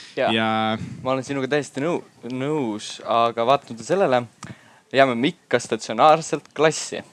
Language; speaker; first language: Estonian; non-native, local second language; Russian